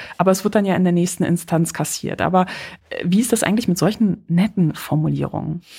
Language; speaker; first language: German; early bilingual, other home language; Polish